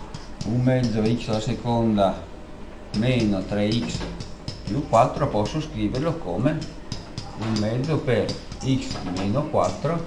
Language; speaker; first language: Italian; native; Italian